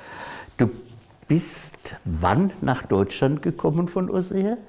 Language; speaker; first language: German; native; German